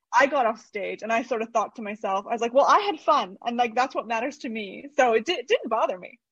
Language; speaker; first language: English; native; English